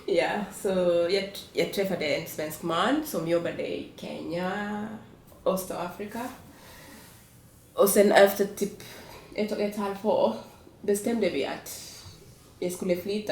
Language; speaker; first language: Swedish; non-native, fluent; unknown